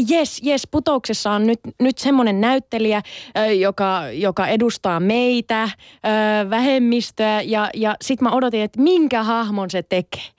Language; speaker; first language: Finnish; early bilingual, other home language; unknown